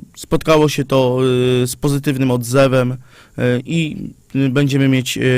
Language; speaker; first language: Polish; native; Polish